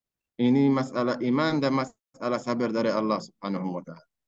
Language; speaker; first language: Indonesian; non-native, learner; Arabic